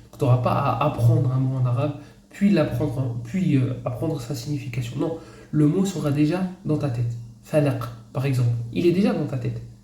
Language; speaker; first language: French; native; French